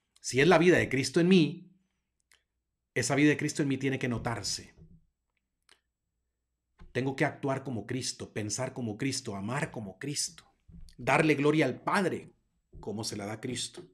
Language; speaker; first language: Spanish; native; Spanish